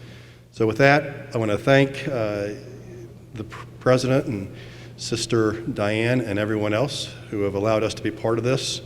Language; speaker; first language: English; native; English